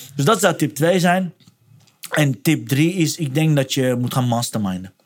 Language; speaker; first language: Dutch; non-native, fluent; Persian